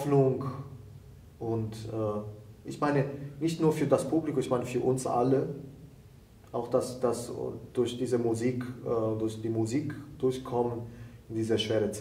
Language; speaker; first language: German; non-native, fluent; Italian